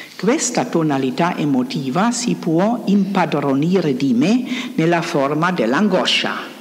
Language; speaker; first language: Italian; non-native, fluent; German